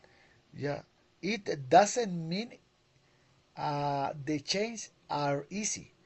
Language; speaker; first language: English; non-native, learner; Spanish